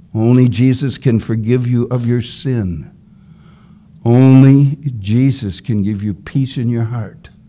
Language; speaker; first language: English; native; English